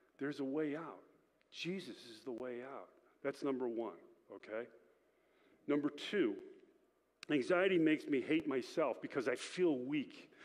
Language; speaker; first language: English; native; English